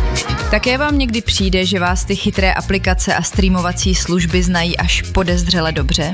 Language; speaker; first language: Czech; native; Czech